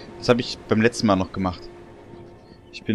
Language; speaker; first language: German; native; German